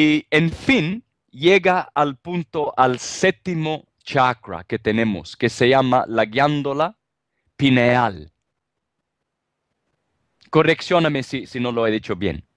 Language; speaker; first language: Spanish; non-native, fluent; Italian